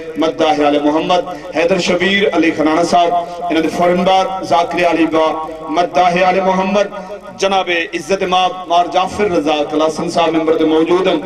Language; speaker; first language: Urdu; non-native, local second language; Punjabi